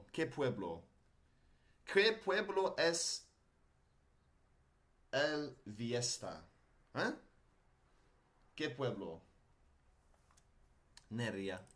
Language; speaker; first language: Spanish; non-native, learner; Dutch